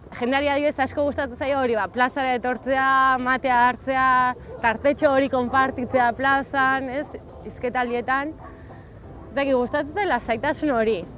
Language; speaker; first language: Basque; native; Basque